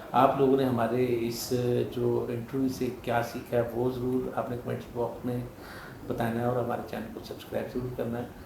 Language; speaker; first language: Urdu; non-native, local second language; Punjabi